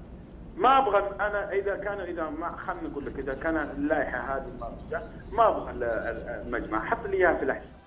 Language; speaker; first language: Arabic; native; Arabic